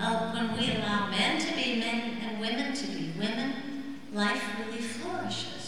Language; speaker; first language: English; native; English